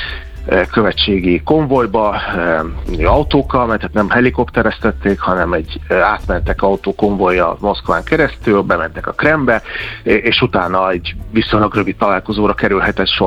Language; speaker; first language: Hungarian; native; Hungarian